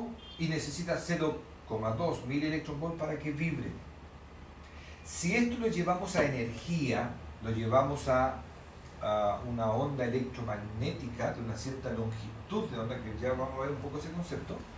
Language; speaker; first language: Spanish; native; Spanish